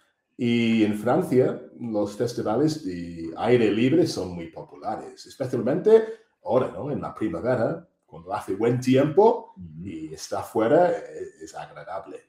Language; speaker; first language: Spanish; non-native, fluent; English